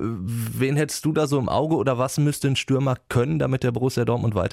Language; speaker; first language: German; native; German